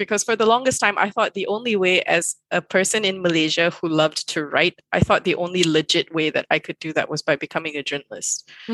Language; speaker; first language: English; non-native, local second language; Malay